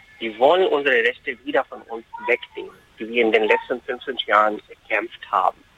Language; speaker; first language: German; non-native, fluent; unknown